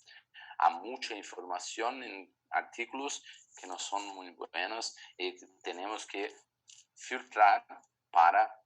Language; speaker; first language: Spanish; non-native, fluent; Portuguese